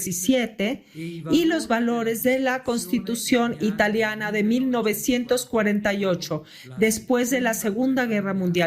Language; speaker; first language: Spanish; non-native, fluent; Italian